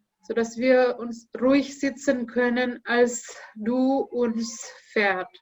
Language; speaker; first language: German; non-native, learner; Indonesian